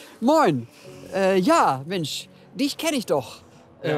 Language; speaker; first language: German; native; German